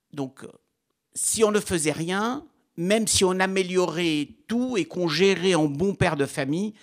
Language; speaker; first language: French; non-native, local second language; Arabic